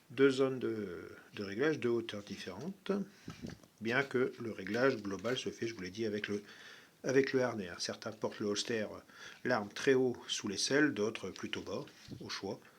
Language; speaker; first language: French; native; French